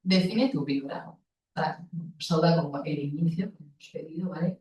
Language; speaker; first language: Spanish; non-native, local second language; Basque